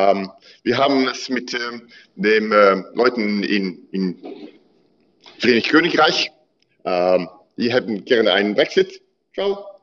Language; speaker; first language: German; non-native, learner; Dutch